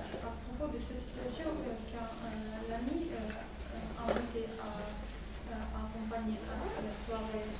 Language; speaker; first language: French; non-native, fluent; Russian